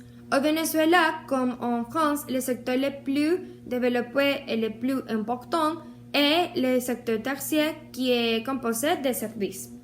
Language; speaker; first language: French; non-native, learner; Spanish